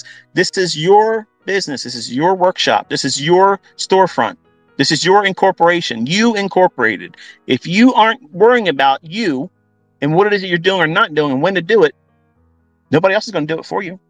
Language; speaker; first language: English; native; English